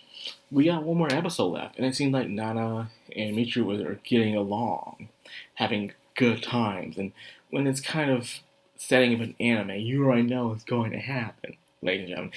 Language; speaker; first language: English; native; English